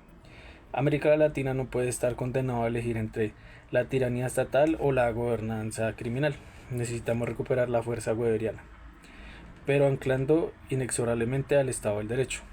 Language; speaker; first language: Spanish; native; Spanish